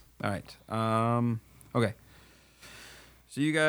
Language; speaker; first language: English; native; English